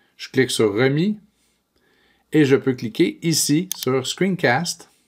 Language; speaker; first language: French; native; French